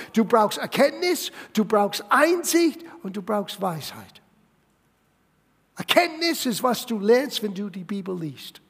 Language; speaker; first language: German; non-native, fluent; English